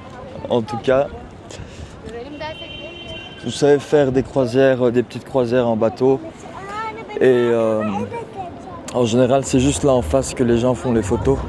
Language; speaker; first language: French; early bilingual, heritage; Turkish